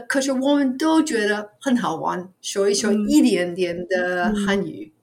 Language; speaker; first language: Chinese; non-native, fluent; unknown